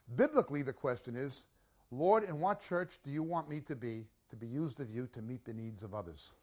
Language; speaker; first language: English; native; English